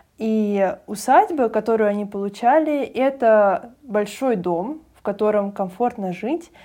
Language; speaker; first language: Russian; native; Russian